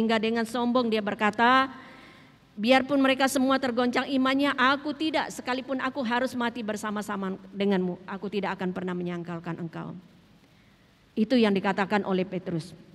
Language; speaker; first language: Indonesian; native; Indonesian